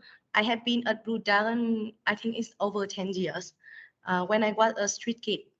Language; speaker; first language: English; non-native, learner; Vietnamese